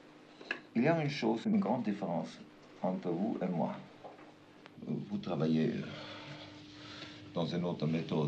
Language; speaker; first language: French; non-native, fluent; German